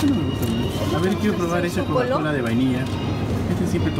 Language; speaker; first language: Spanish; native; Spanish